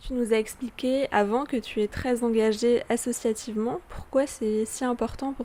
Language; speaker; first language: French; native; French